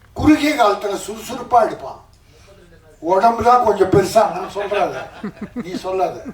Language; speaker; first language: Tamil; native; Tamil